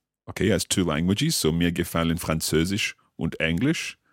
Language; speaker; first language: German; non-native, learner; English